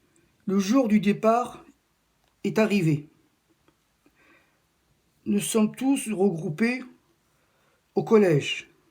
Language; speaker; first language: French; non-native, local second language; Arabic